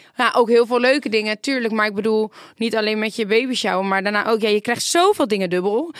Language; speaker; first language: Dutch; native; Dutch